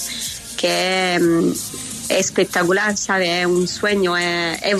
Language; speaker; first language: Spanish; non-native, fluent; Italian